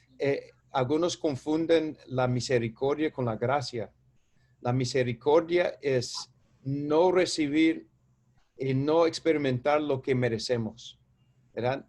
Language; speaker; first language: Spanish; non-native, fluent; English